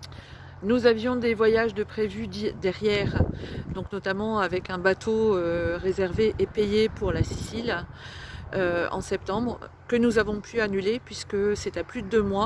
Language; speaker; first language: French; native; French